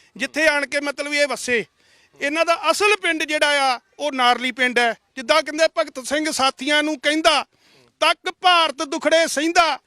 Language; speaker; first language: Punjabi; native; Punjabi